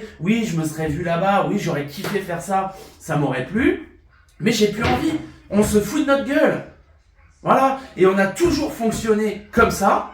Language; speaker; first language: French; native; French